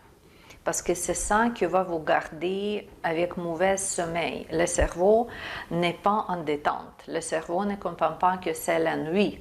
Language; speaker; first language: French; non-native, fluent; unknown